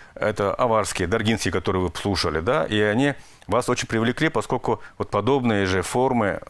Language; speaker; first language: Russian; native; Russian